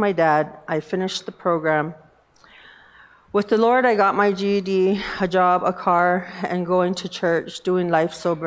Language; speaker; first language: English; native; English